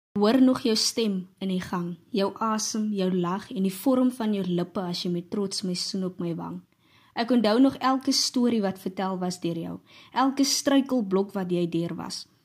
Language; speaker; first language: Afrikaans; native; Afrikaans